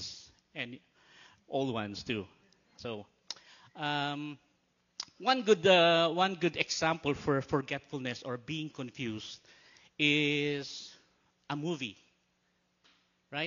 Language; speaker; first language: English; non-native, local second language; Filipino